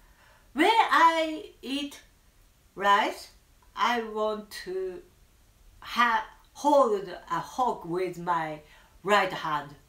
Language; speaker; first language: English; non-native, learner; Japanese